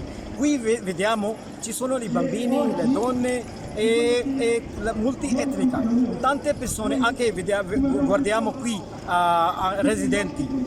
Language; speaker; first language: Italian; non-native, learner; Urdu